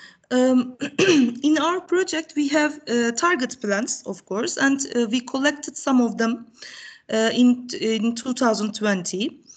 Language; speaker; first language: English; non-native, fluent; Turkish